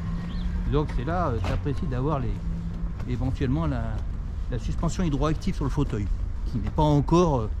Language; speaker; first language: French; native; French